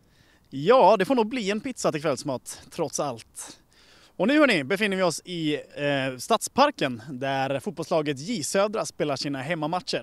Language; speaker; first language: Swedish; native; Swedish